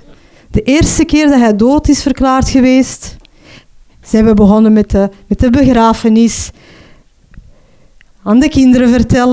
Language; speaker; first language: Dutch; non-native, local second language; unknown